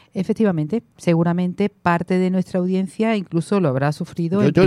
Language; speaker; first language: Spanish; native; Spanish